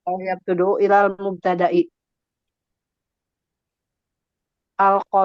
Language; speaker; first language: Arabic; non-native, learner; Indonesian